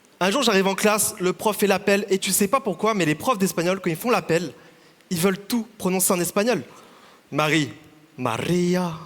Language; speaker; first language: French; early bilingual, other home language; Vietnamese